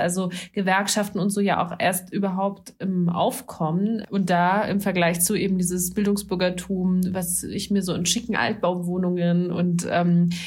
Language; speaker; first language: German; native; German